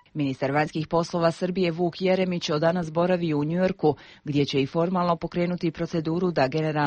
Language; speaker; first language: Croatian; native; Croatian